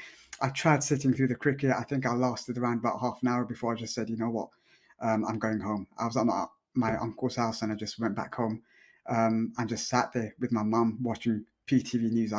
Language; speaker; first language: English; native; English